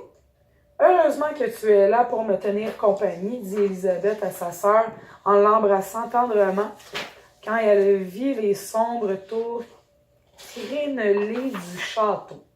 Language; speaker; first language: French; native; French